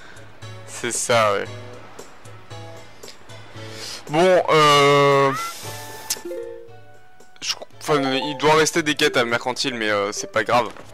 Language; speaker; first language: French; native; French